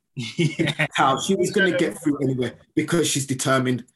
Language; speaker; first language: English; native; English